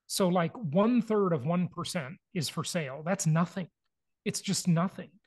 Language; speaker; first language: English; native; English